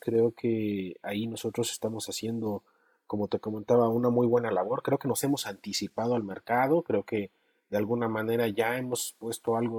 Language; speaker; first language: Spanish; native; Spanish